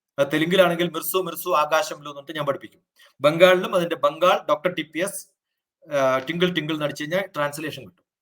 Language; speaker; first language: Malayalam; native; Malayalam